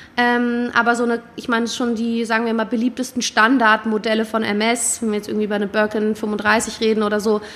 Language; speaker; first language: German; native; German